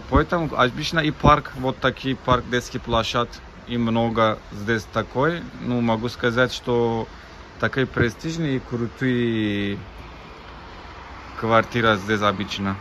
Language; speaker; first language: Russian; non-native, learner; Turkish